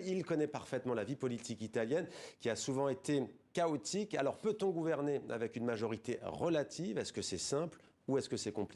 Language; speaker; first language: French; native; French